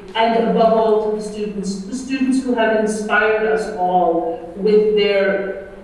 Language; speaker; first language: English; native; English